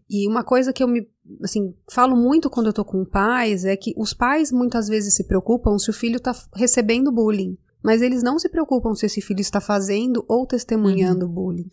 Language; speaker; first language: Portuguese; native; Portuguese